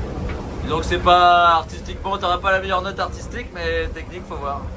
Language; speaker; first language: French; native; French